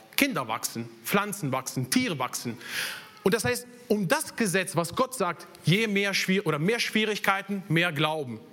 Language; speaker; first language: German; non-native, fluent; Italian